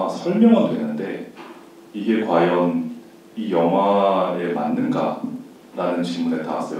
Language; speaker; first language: Korean; native; Korean